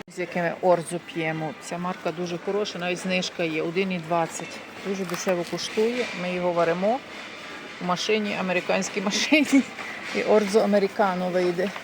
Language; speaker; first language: Ukrainian; native; Ukrainian